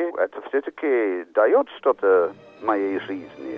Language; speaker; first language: Russian; non-native, fluent; English